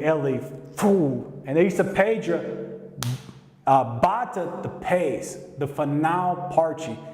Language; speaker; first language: Portuguese; non-native, learner; English